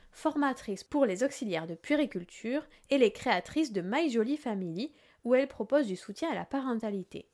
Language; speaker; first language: French; native; French